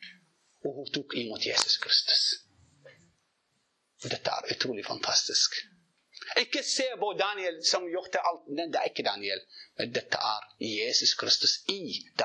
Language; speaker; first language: Swedish; non-native, learner; Arabic